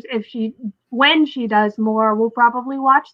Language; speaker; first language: English; native; English